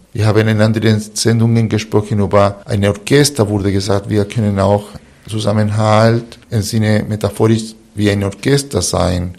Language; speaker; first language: German; non-native, fluent; Spanish